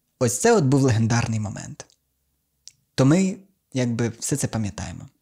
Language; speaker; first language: Ukrainian; native; Ukrainian